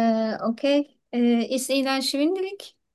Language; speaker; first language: German; non-native, learner; Turkish